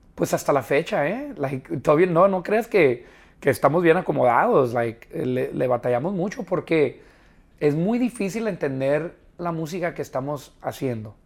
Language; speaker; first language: Spanish; early bilingual, heritage; Spanish